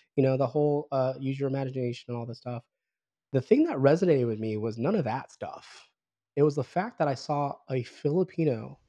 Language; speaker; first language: English; early bilingual, other home language; Filipino